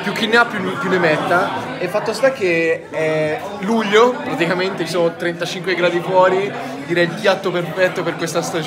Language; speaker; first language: Italian; native; Italian